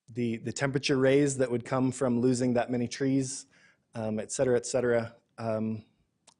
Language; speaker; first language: English; native; English